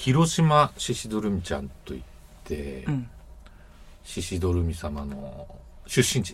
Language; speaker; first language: Japanese; native; Japanese